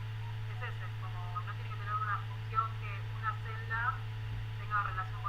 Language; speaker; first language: Spanish; native; Spanish